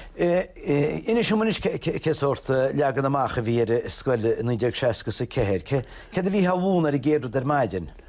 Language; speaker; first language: Irish; native; Irish